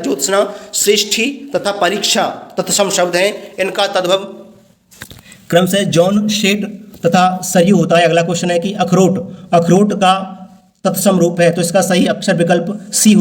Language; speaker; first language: Hindi; native; Hindi